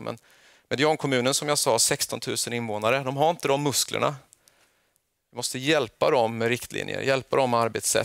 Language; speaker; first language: Swedish; native; Swedish